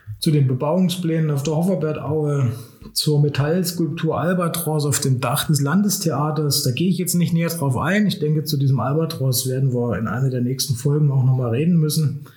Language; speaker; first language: German; native; German